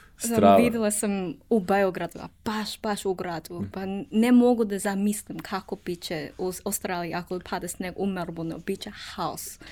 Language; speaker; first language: Serbian; non-native, learner; English